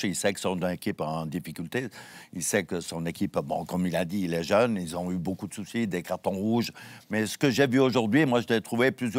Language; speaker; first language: French; native; French